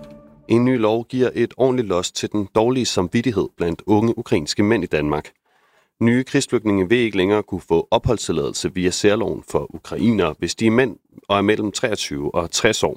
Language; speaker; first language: Danish; native; Danish